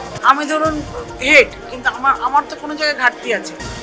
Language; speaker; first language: Bangla; native; Bangla